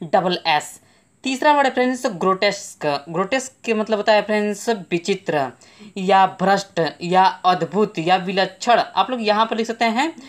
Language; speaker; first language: Hindi; native; Hindi